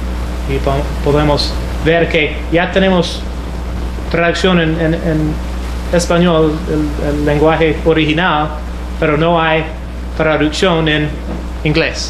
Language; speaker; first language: Spanish; non-native, fluent; English